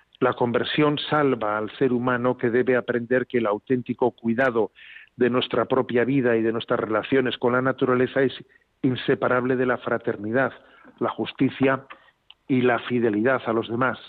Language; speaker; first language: Spanish; native; Spanish